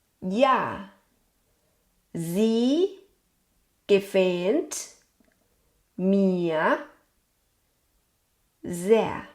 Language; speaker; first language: German; non-native, fluent; Thai